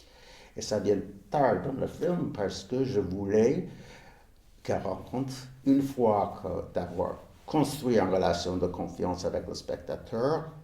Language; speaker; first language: French; non-native, fluent; English